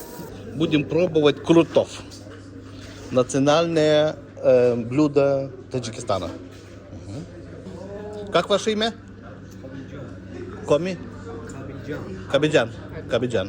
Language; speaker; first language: Russian; non-native, fluent; Lithuanian